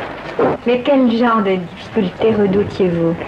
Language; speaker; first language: French; native; French